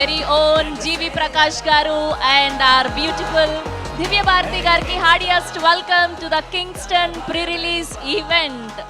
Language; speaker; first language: Telugu; native; Telugu